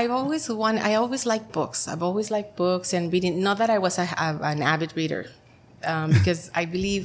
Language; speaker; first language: English; non-native, fluent; Spanish